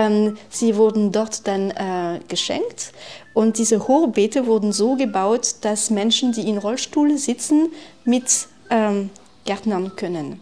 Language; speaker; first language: German; non-native, fluent; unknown